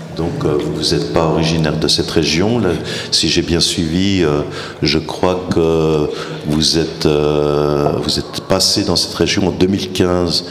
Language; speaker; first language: French; native; French